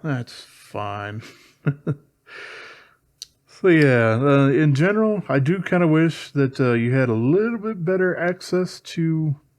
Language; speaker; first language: English; native; English